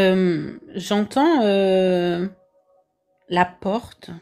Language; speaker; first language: French; native; French